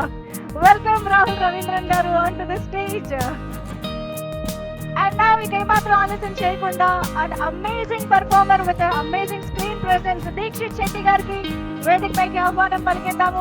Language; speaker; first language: Telugu; native; Telugu